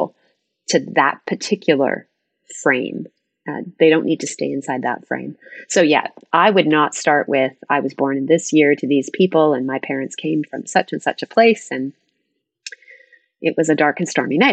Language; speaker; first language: English; native; English